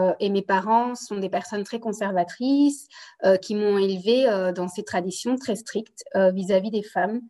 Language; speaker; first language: French; early bilingual, other home language; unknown